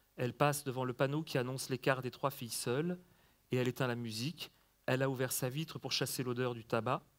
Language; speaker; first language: French; native; French